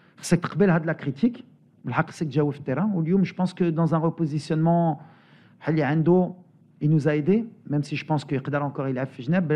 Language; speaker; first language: French; native; French